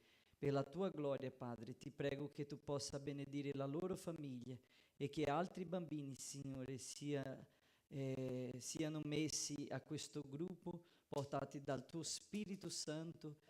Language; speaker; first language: Italian; non-native, fluent; Portuguese